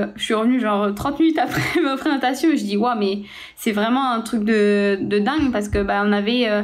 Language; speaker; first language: French; native; French